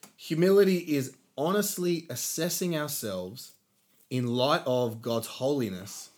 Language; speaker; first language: English; native; English